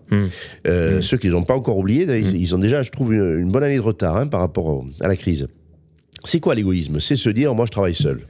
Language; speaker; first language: French; native; French